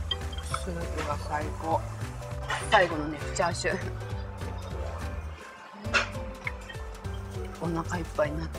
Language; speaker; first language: Japanese; native; Japanese